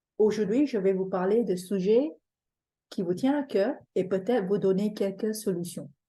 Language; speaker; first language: French; non-native, fluent; English